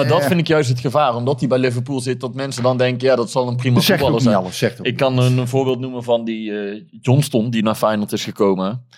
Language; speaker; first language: Dutch; native; Dutch